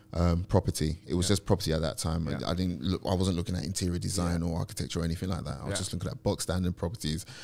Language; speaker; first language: English; native; English